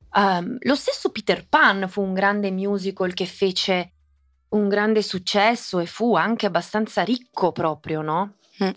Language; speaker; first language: Italian; native; Italian